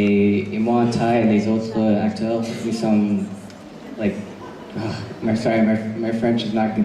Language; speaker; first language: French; non-native, learner; English